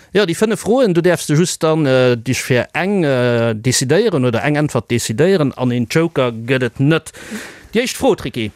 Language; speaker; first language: Luxembourgish; native; Luxembourgish